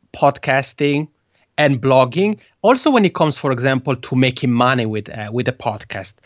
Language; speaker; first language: English; non-native, fluent; Italian